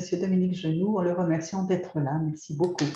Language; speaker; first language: French; native; French